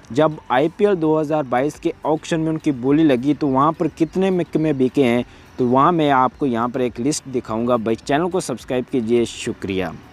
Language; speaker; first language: Urdu; native; Urdu